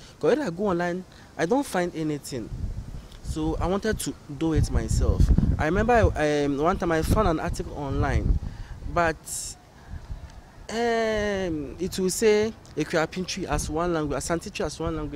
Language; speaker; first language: English; non-native, local second language; Ga